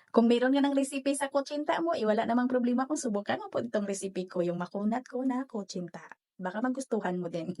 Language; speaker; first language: Filipino; non-native, local second language; Cebuano